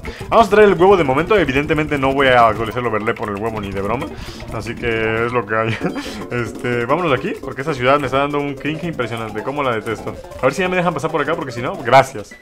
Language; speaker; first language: Spanish; native; Spanish